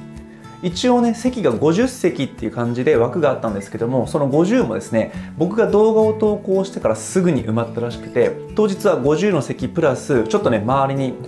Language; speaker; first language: Japanese; native; Japanese